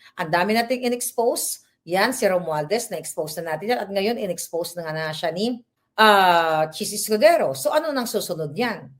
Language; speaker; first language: Filipino; native; Filipino